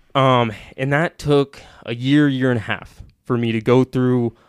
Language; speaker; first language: English; native; English